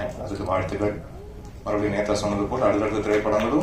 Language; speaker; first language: Tamil; native; Tamil